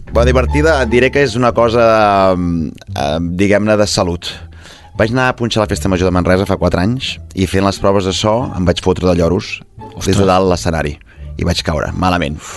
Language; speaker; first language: Catalan; native; Catalan